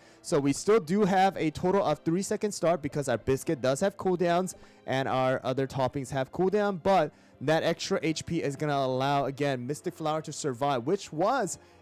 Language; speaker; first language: English; native; English